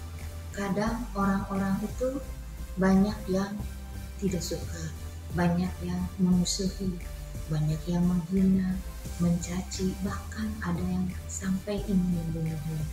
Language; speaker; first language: Indonesian; native; Indonesian